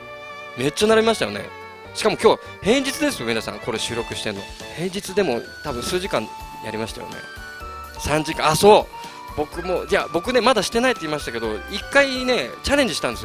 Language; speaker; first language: Japanese; native; Japanese